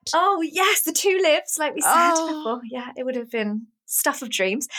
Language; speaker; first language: English; native; English